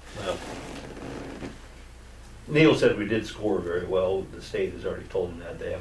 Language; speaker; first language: English; native; English